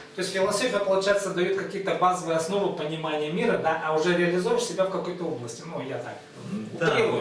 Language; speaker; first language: Russian; native; Russian